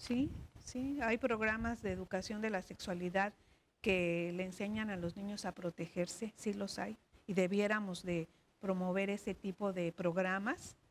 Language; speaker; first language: Spanish; native; Spanish